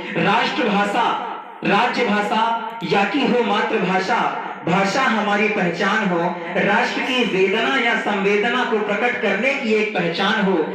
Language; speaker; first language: Hindi; native; Hindi